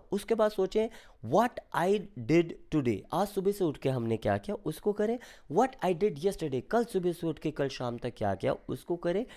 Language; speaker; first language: Hindi; native; Hindi